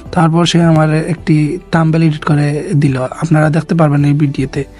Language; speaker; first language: Bangla; non-native, local second language; Sylheti